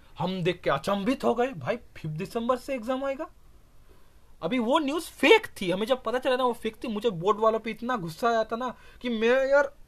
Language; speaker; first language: Hindi; non-native, local second language; Bangla